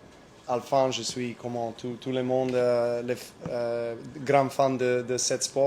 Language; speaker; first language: French; non-native, learner; Serbian